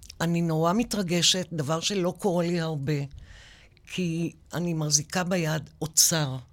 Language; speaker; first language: Hebrew; native; Hebrew